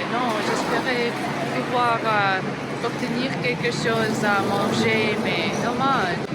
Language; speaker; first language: French; non-native, learner; English